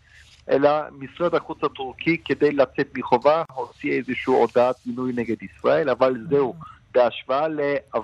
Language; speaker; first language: Hebrew; non-native, fluent; Turkish